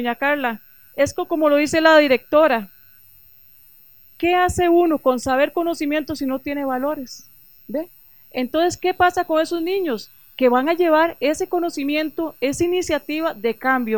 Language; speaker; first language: Spanish; native; Spanish